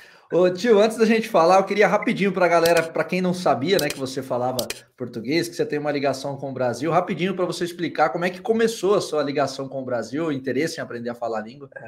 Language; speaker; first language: Portuguese; native; Portuguese